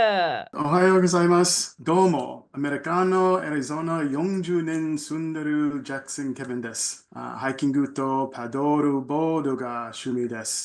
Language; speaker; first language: Japanese; non-native, learner; English